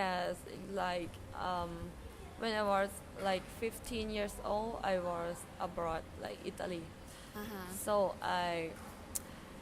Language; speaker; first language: English; non-native, fluent; Thai